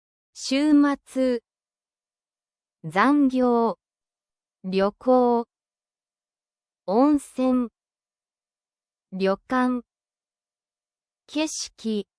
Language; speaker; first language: Japanese; native; Japanese